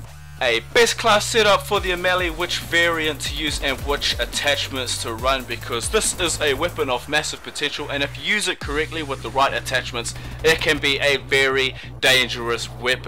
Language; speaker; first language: English; native; English